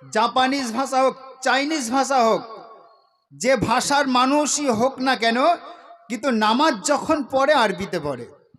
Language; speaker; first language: Bangla; native; Bangla